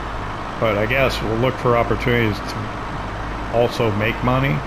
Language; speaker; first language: English; native; English